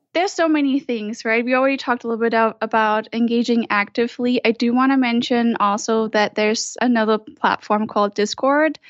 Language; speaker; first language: English; non-native, fluent; German